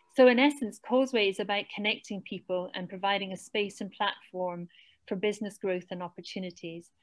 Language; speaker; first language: English; native; English